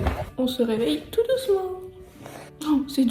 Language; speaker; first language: French; native; French